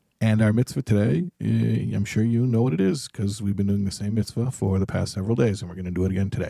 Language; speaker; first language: English; native; English